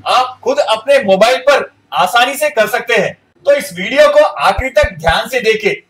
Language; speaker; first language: Hindi; non-native, local second language; Telugu